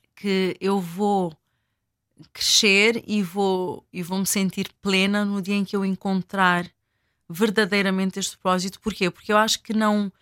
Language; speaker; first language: Portuguese; non-native, local second language; Kabuverdianu